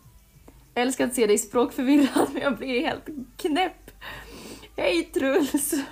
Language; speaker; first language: Swedish; early bilingual, other home language; Finnish